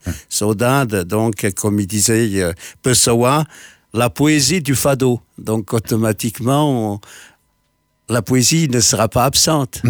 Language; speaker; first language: French; non-native, fluent; Portuguese